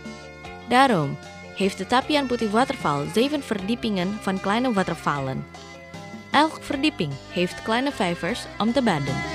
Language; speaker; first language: Dutch; non-native, fluent; Indonesian